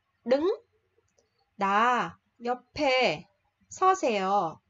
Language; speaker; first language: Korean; non-native, fluent; Vietnamese